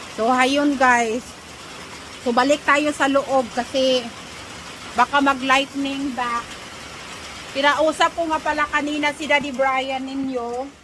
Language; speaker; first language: Filipino; non-native, local second language; Cebuano